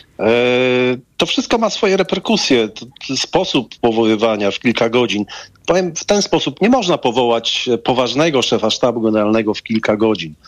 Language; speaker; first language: Polish; native; Polish